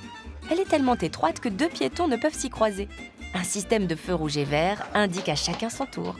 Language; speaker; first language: French; native; French